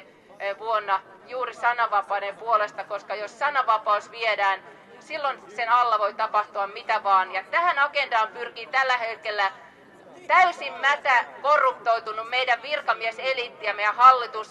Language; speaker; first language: Finnish; native; Finnish